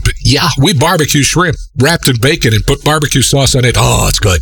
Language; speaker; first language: English; native; English